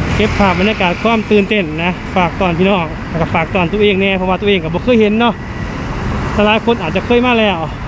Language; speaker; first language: Thai; non-native, fluent; Lao